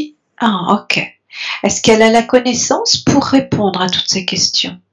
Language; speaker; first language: French; native; French